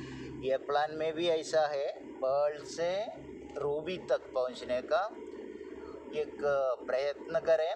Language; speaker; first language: Hindi; non-native, local second language; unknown